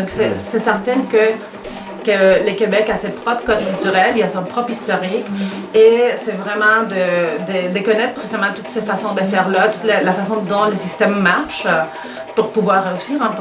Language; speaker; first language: French; non-native, fluent; Spanish